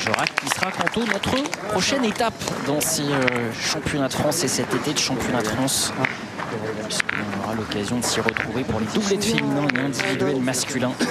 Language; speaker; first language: French; native; French